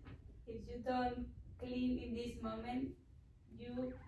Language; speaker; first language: English; non-native, learner; Spanish